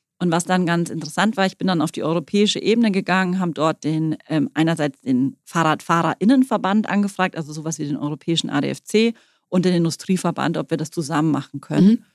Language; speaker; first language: German; native; German